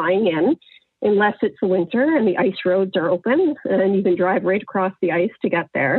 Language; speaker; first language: English; native; English